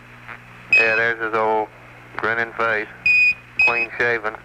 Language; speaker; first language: English; native; English